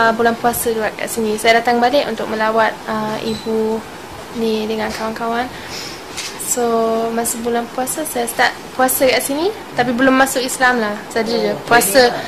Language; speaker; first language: Malay; non-native, fluent; German